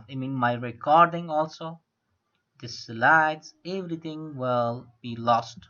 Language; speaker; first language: English; non-native, fluent; Persian